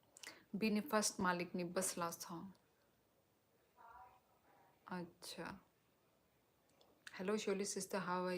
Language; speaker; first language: Hindi; non-native, local second language; Kok Borok